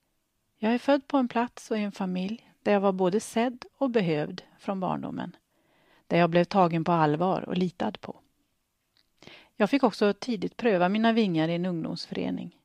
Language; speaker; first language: Swedish; native; Swedish